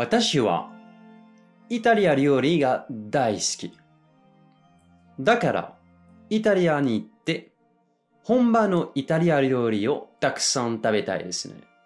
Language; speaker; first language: Japanese; non-native, fluent; French